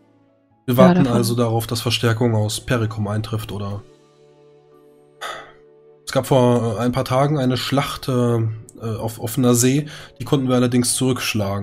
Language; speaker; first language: German; native; German